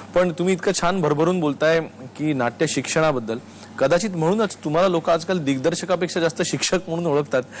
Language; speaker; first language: Marathi; native; Marathi